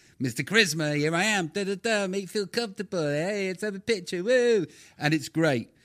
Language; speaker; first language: English; native; English